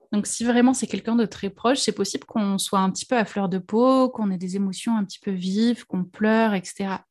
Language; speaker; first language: French; native; French